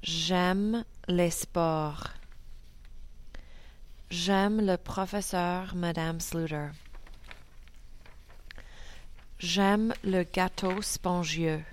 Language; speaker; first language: French; non-native, learner; English